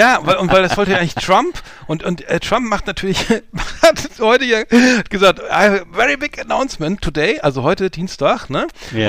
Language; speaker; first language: German; native; German